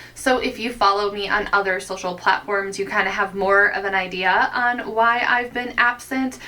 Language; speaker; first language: English; native; English